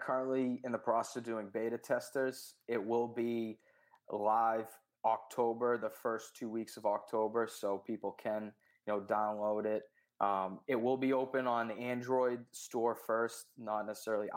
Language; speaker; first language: English; native; English